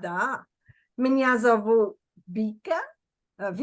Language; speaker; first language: Russian; non-native, fluent; English